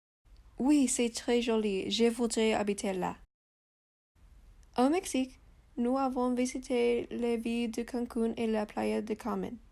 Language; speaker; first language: French; non-native, learner; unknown